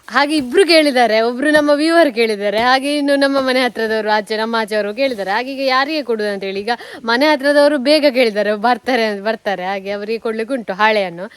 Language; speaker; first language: Kannada; native; Kannada